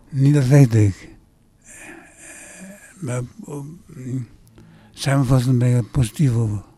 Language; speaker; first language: Dutch; early bilingual, other home language; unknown